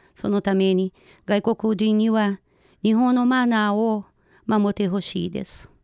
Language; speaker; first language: Japanese; non-native, fluent; Portuguese